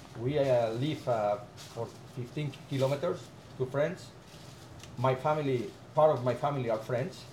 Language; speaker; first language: English; non-native, learner; Spanish